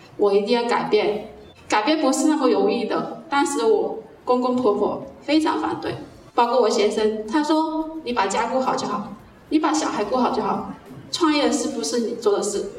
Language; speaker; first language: Chinese; native; Chinese